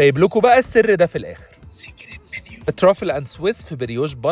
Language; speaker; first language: Arabic; native; Arabic